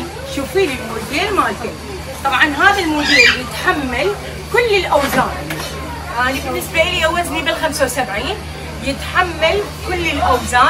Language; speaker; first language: Arabic; native; Arabic